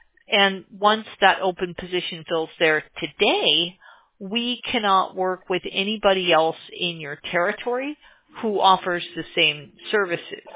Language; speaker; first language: English; native; English